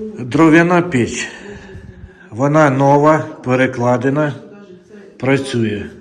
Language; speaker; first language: Ukrainian; non-native, local second language; Russian